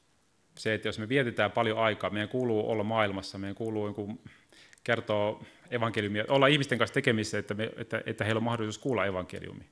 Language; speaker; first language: Finnish; native; Finnish